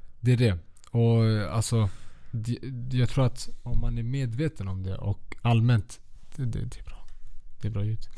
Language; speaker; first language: Swedish; early bilingual, other home language; Kurdish